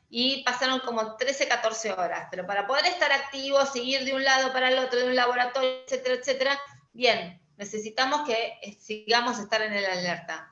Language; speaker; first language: Spanish; native; Spanish